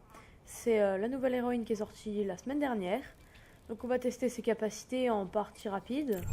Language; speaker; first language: French; native; French